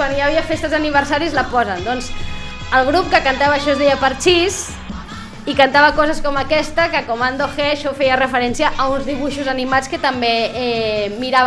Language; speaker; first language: Catalan; native; Catalan